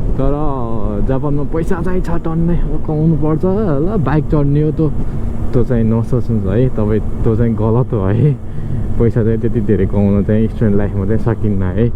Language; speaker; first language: Nepali; native; Nepali